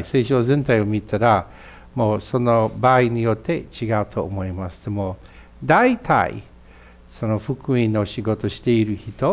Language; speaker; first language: Japanese; non-native, fluent; English